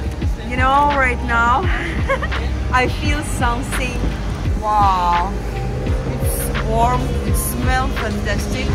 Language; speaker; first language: English; non-native, learner; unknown